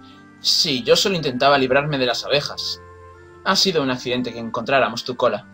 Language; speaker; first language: Spanish; native; Spanish